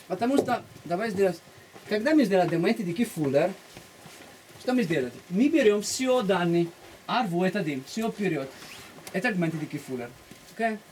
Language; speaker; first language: Russian; non-native, fluent; Italian